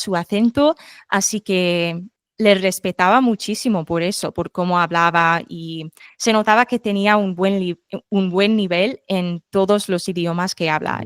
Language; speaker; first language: Spanish; non-native, fluent; English